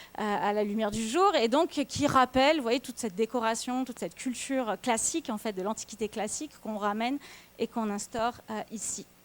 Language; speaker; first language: French; native; French